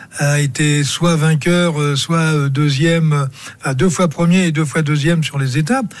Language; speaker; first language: French; native; French